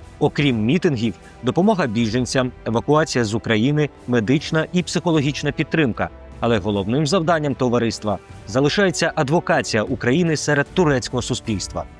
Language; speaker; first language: Ukrainian; native; Ukrainian